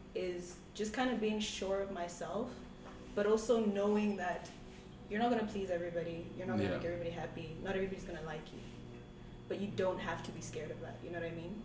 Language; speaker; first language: English; non-native, local second language; Tswana